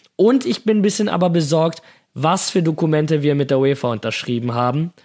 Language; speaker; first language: German; native; German